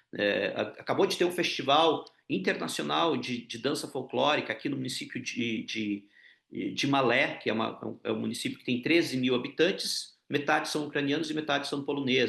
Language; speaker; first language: Portuguese; non-native, local second language; Ukrainian